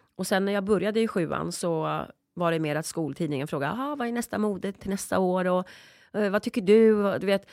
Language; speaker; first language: Swedish; early bilingual, other home language; Polish